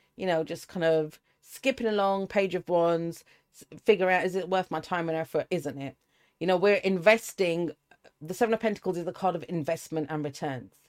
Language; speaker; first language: English; native; English